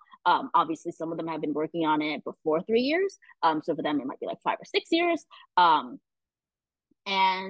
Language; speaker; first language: English; native; English